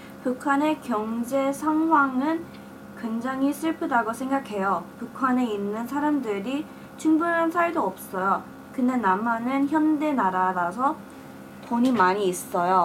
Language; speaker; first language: Korean; early bilingual, heritage; English